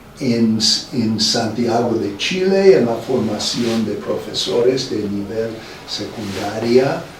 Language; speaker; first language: Spanish; non-native, fluent; English